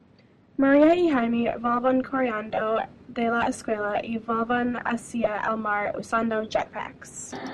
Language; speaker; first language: Spanish; non-native, learner; English